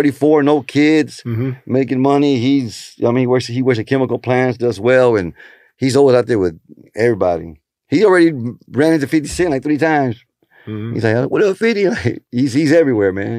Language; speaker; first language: English; early bilingual, other home language; Spanish